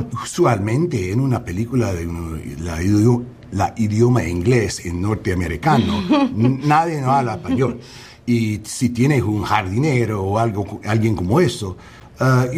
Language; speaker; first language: Spanish; early bilingual, heritage; English